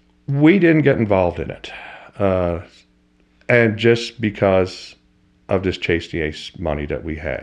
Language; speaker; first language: English; native; English